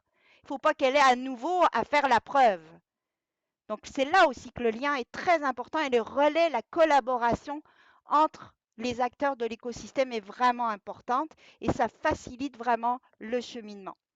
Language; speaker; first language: French; native; French